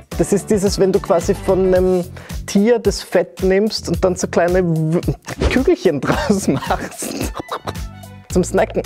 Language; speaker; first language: German; native; German